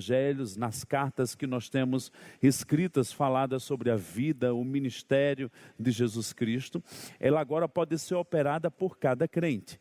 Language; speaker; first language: Portuguese; native; Portuguese